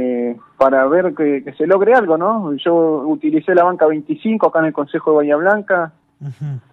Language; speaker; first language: Spanish; native; Spanish